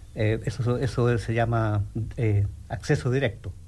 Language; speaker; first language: Spanish; native; Spanish